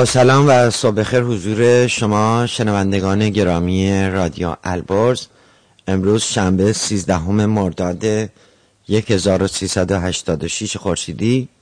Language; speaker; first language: Persian; native; Persian